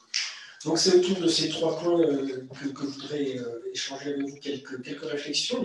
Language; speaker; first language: French; native; French